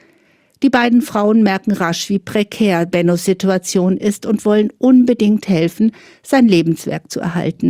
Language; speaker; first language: German; native; German